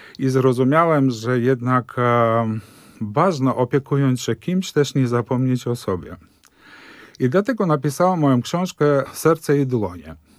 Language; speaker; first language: Polish; early bilingual, heritage; Polish